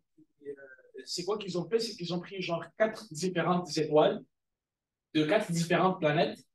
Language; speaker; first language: French; native; French